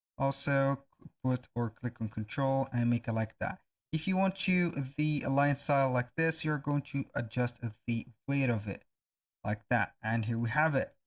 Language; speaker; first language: English; non-native, fluent; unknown